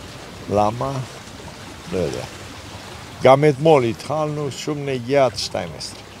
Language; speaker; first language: Hebrew; non-native, learner; Romanian